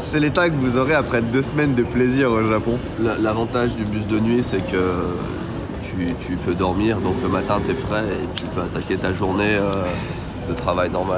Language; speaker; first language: French; native; French